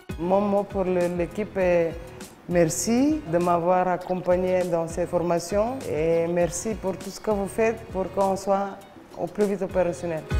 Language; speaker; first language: French; non-native, fluent; Bulgarian